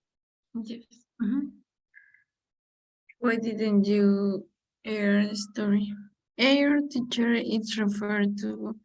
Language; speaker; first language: English; non-native, learner; Spanish